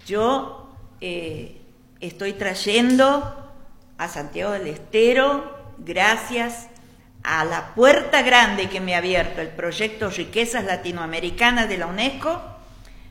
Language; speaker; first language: Spanish; native; Spanish